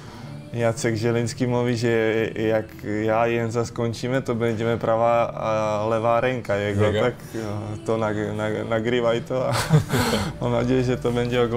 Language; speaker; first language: Polish; non-native, learner; Czech